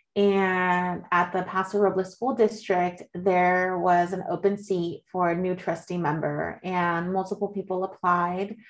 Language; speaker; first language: English; early bilingual, other home language; Spanish